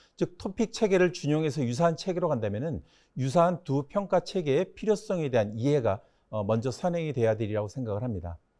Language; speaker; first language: Korean; native; Korean